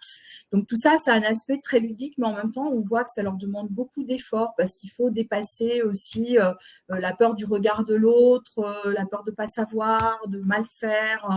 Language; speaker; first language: French; native; French